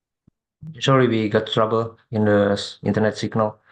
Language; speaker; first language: English; non-native, fluent; Indonesian